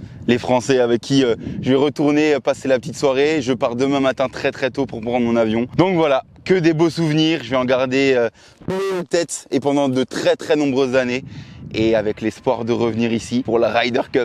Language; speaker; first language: French; native; French